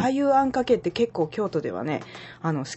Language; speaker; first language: Japanese; native; Japanese